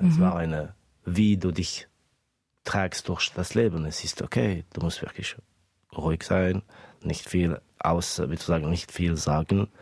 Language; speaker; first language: German; early bilingual, other home language; Estonian